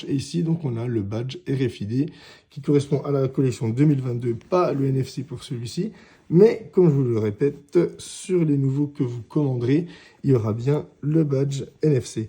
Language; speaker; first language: French; native; French